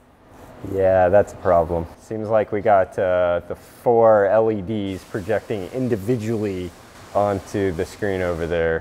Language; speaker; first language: English; native; English